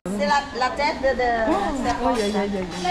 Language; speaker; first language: French; non-native, learner; Vietnamese